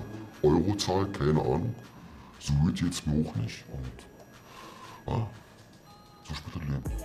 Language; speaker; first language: German; native; German